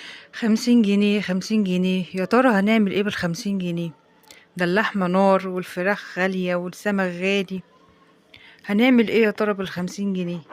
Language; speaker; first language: Arabic; native; Arabic